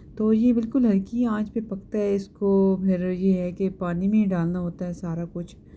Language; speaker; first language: Urdu; native; Urdu